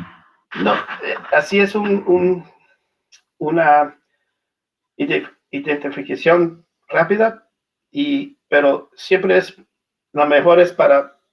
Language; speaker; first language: Spanish; non-native, learner; English